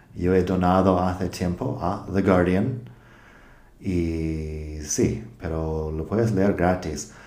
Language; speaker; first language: Spanish; non-native, fluent; English